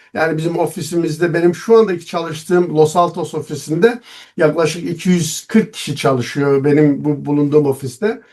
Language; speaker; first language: Turkish; non-native, local second language; Kurdish